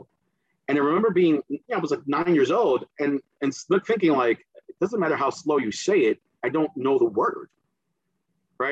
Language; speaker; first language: English; early bilingual, other home language; Spanish